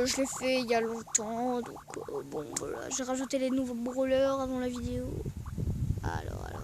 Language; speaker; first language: French; native; French